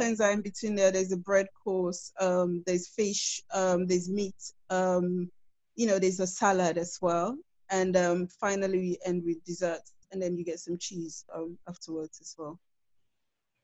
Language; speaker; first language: English; non-native, local second language; Krio